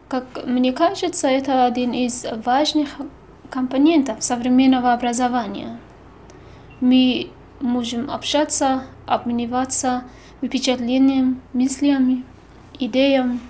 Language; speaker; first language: Russian; non-native, fluent; Persian